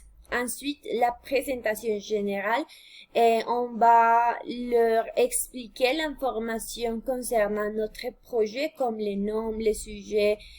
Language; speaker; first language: French; non-native, fluent; Spanish